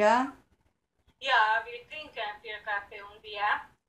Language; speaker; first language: German; non-native, learner; Hungarian